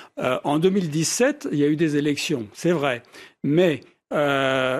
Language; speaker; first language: French; native; French